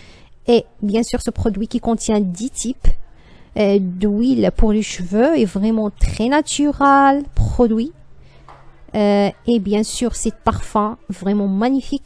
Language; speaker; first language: French; non-native, learner; Arabic